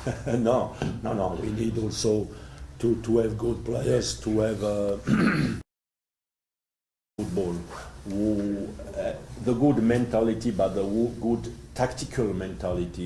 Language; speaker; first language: English; non-native, learner; French